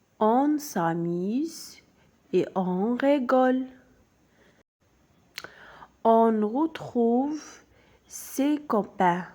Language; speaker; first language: French; non-native, local second language; Arabic